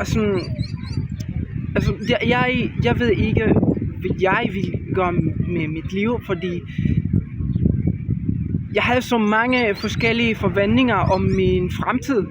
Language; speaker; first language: Danish; non-native, learner; Spanish